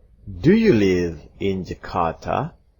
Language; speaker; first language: English; non-native, fluent; Indonesian